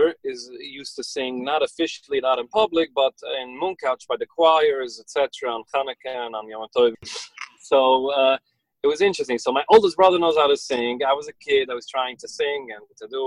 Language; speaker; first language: English; early bilingual, other home language; Yiddish